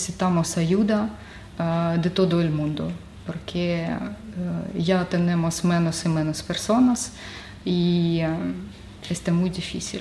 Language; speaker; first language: Spanish; non-native, fluent; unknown